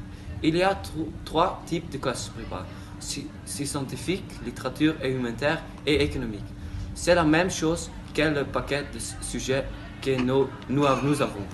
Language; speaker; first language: French; non-native, learner; Dutch